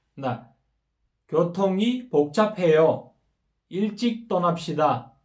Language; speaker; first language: Korean; non-native, fluent; Kyrgyz